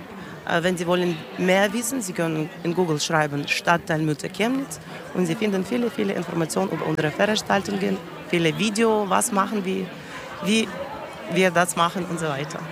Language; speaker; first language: German; non-native, learner; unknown